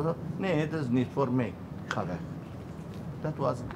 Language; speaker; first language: Dutch; non-native, learner; Arabic